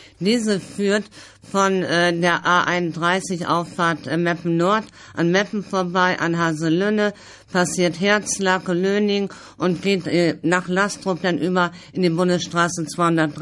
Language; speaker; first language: German; native; German